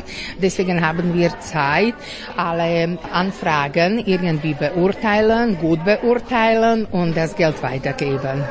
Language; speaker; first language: German; non-native, fluent; Slovak